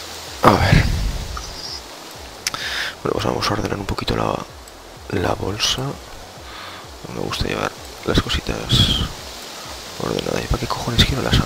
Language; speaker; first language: Spanish; native; Spanish